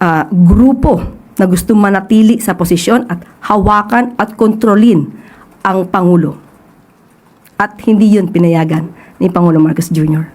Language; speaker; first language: Filipino; native; Filipino